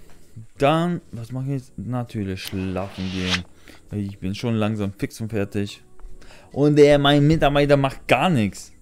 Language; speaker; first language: German; non-native, learner; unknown